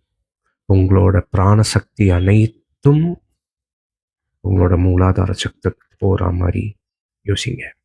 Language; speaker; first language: Tamil; native; Tamil